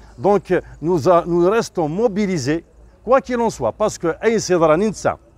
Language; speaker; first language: French; non-native, local second language; Kabyle